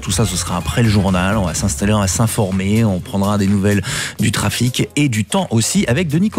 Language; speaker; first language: French; native; French